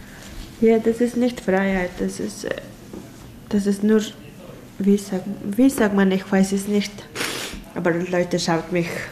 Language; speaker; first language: German; non-native, learner; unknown